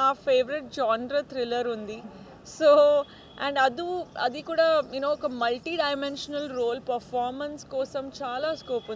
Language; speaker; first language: Telugu; non-native, fluent; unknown